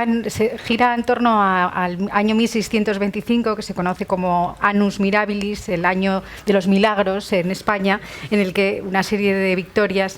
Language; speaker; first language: Spanish; native; Spanish